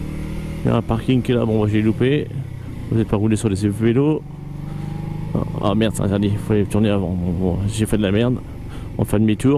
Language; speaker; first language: French; native; French